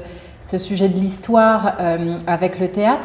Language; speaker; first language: French; native; French